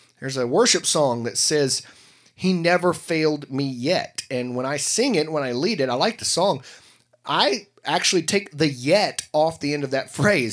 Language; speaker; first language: English; native; English